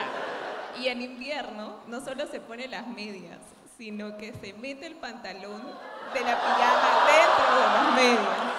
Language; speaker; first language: Spanish; native; Spanish